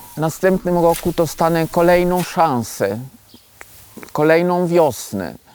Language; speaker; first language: Polish; non-native, fluent; German